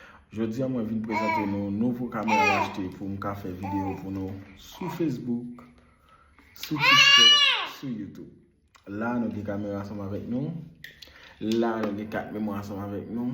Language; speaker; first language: French; non-native, learner; Haitian Creole